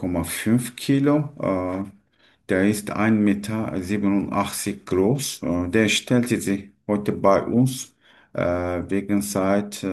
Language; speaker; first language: German; non-native, learner; Turkish